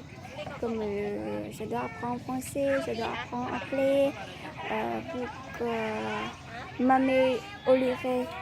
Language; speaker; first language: French; non-native, learner; Vietnamese